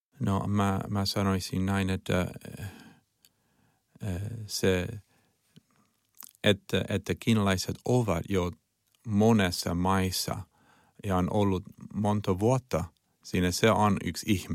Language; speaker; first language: Finnish; non-native, learner; Chinese